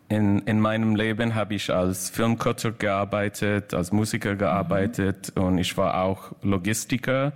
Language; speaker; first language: German; non-native, learner; English